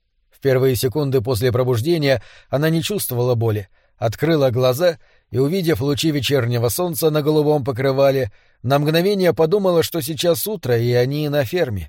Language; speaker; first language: Russian; native; Russian